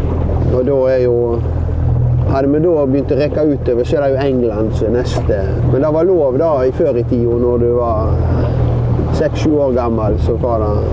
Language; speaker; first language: Norwegian; native; Norwegian